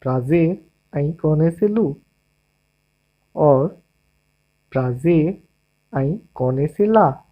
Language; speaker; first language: Portuguese; non-native, learner; English